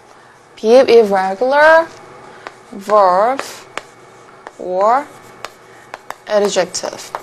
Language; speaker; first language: English; non-native, fluent; Korean